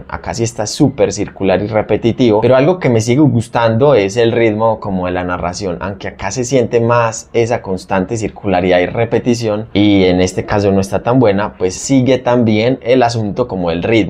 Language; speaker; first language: Spanish; native; Spanish